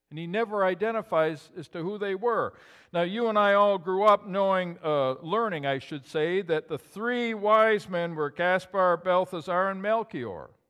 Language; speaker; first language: English; native; English